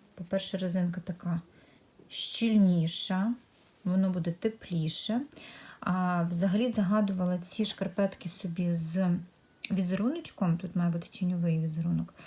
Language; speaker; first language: Ukrainian; native; Ukrainian